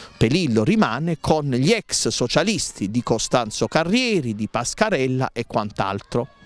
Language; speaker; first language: Italian; native; Italian